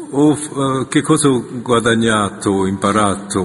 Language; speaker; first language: Italian; non-native, fluent; Korean